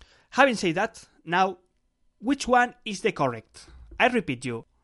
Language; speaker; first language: English; non-native, fluent; Spanish